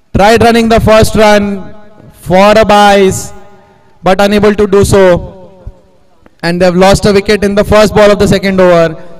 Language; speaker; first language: English; non-native, local second language; Marathi